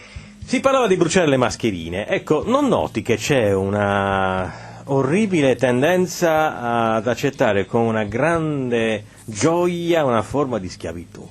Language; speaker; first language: Italian; native; Italian